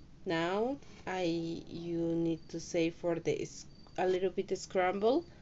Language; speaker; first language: English; non-native, learner; Spanish